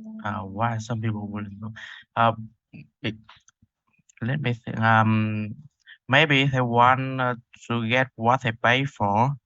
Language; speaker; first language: English; non-native, learner; Vietnamese